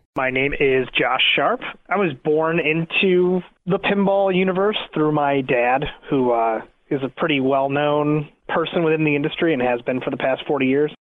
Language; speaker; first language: English; native; English